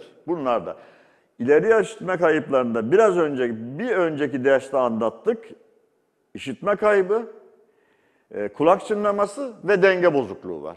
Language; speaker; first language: Turkish; native; Turkish